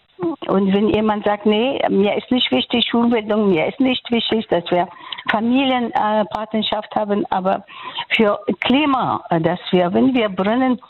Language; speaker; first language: German; non-native, learner; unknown